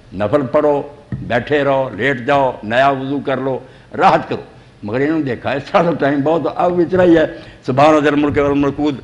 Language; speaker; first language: Urdu; non-native, local second language; Punjabi